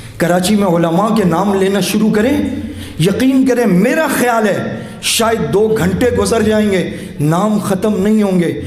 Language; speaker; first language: Urdu; native; Urdu